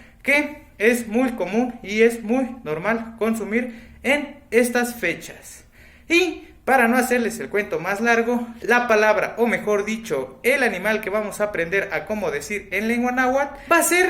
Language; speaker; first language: Spanish; native; Spanish